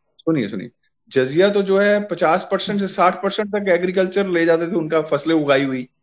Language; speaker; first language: Hindi; native; Hindi